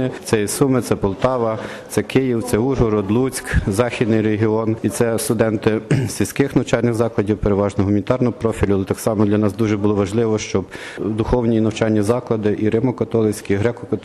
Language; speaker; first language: Ukrainian; native; Ukrainian